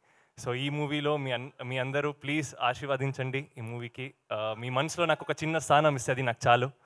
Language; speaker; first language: Telugu; non-native, learner; Kannada